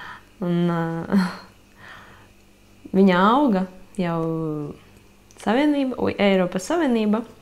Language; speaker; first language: Latvian; non-native, local second language; Russian